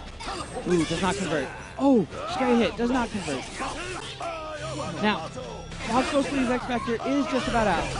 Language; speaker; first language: English; native; English